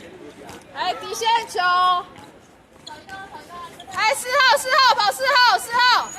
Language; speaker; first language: Chinese; native; Chinese